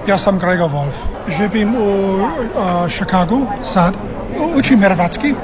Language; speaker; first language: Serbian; non-native, learner; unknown